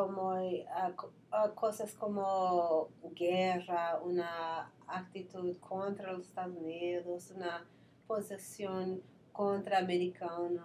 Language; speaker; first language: Spanish; non-native, fluent; English